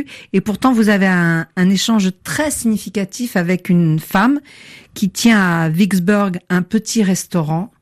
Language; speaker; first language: French; native; French